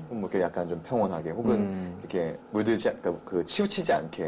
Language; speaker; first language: Korean; native; Korean